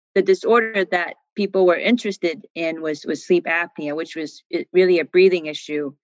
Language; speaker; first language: English; non-native, fluent; Chinese